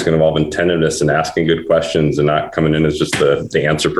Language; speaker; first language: English; native; English